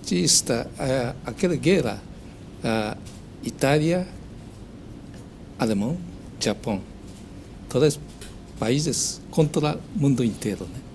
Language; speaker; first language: Portuguese; non-native, learner; Japanese